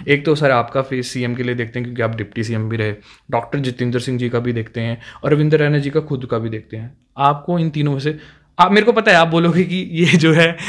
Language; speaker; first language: Hindi; non-native, local second language; Kashmiri